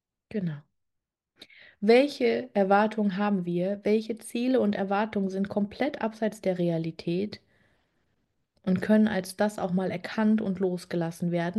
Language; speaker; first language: German; native; German